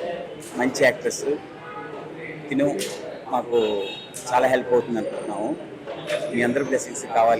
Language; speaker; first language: Telugu; native; Telugu